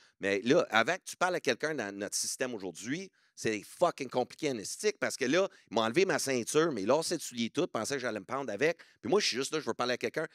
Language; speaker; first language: French; non-native, local second language; English